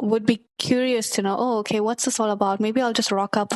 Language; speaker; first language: English; early bilingual, other home language; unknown